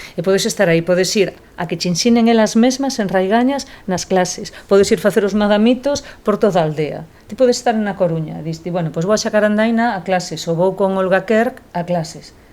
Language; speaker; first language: Galician; non-native, local second language; Spanish